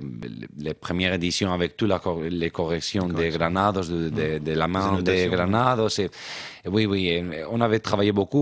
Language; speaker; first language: French; non-native, fluent; Spanish